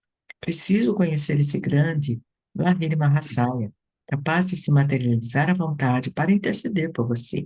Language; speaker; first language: Portuguese; native; Portuguese